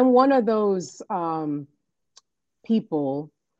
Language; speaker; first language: English; non-native, local second language; Yoruba